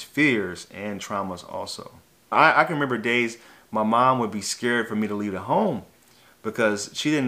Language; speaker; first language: English; native; English